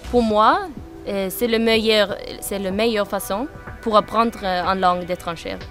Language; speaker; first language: French; non-native, learner; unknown